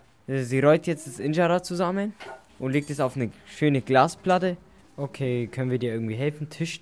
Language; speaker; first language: German; native; German